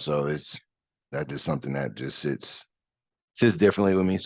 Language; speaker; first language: English; native; English